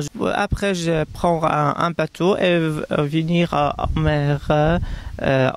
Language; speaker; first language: French; non-native, learner; Arabic